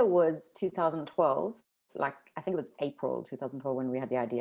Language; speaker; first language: English; native; English